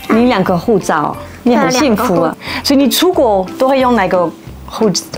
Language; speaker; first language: Chinese; non-native, fluent; French